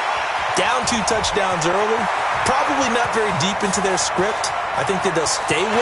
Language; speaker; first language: English; native; English